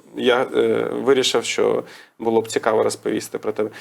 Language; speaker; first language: Ukrainian; native; Ukrainian